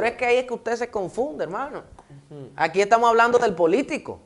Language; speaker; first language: Spanish; native; Spanish